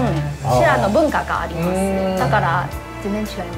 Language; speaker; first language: Japanese; non-native, learner; Chinese